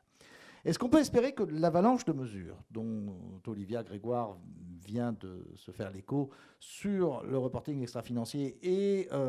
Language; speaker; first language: French; native; French